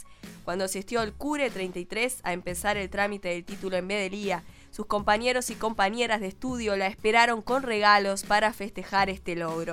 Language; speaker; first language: Spanish; native; Spanish